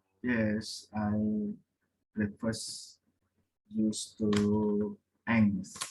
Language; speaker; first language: English; non-native, learner; Indonesian